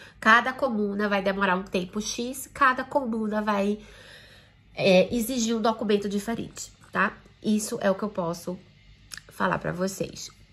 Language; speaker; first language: Portuguese; native; Portuguese